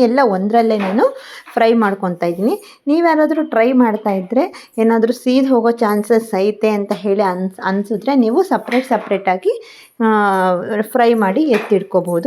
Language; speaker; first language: Kannada; native; Kannada